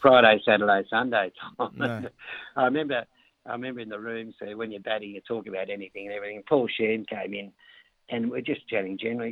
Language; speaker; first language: English; native; English